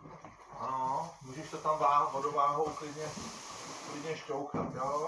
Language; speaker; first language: Czech; native; Czech